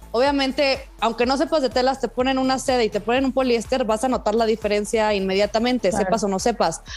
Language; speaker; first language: Spanish; native; Spanish